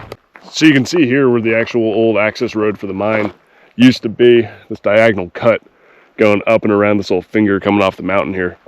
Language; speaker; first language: English; native; English